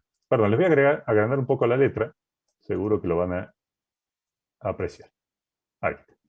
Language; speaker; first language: Spanish; native; Spanish